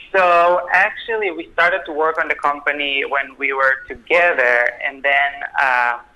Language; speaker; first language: English; non-native, fluent; Hebrew